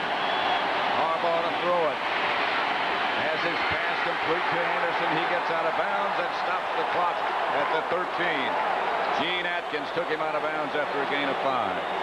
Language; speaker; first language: English; native; English